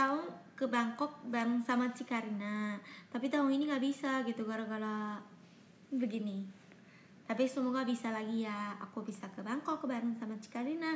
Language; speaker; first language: Indonesian; non-native, fluent; Japanese